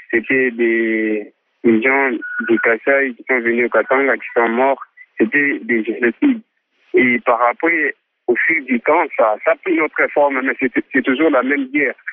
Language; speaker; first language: French; non-native, local second language; Swahili